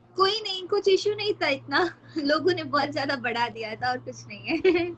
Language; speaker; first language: Hindi; non-native, local second language; Gujarati